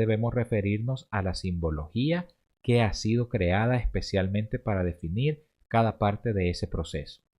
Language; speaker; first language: Spanish; native; Spanish